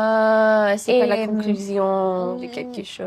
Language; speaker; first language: French; non-native, fluent; English